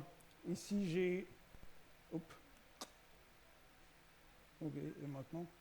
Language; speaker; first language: French; non-native, learner; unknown